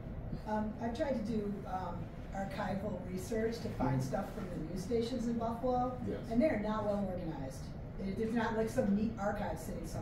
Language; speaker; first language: English; native; English